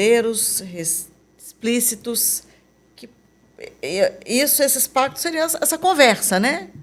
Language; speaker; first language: Portuguese; native; Portuguese